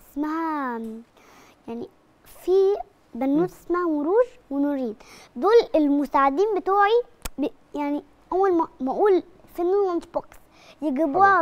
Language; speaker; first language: Arabic; native; Arabic